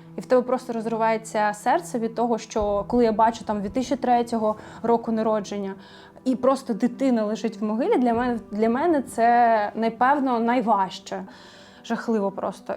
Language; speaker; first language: Ukrainian; native; Ukrainian